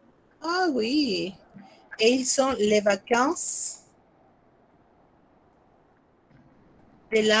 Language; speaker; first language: French; non-native, fluent; Spanish